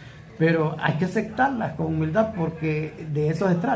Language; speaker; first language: Spanish; native; Spanish